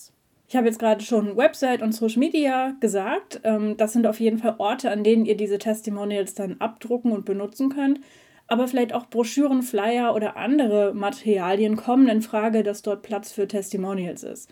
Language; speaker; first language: German; native; German